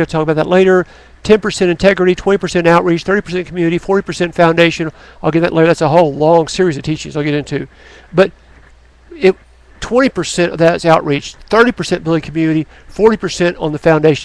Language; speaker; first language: English; native; English